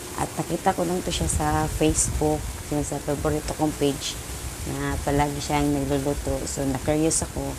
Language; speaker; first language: Filipino; non-native, local second language; Cebuano